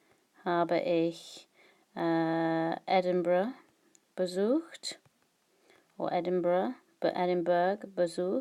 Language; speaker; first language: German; non-native, fluent; English